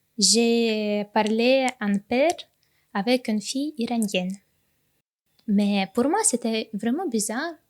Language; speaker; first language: French; non-native, learner; Ukrainian